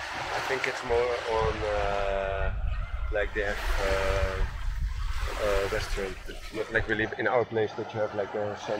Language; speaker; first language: English; non-native, fluent; Dutch